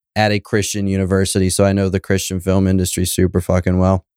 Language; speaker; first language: English; native; English